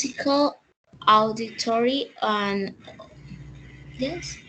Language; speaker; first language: English; non-native, learner; Spanish